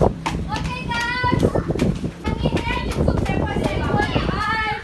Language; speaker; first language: Indonesian; non-native, local second language; Minangkabau